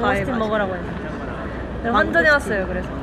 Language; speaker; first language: Korean; native; Korean